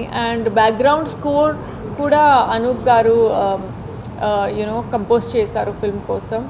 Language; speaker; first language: Telugu; non-native, fluent; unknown